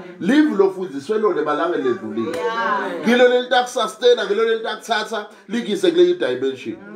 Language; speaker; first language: Zulu; non-native, local second language; Swati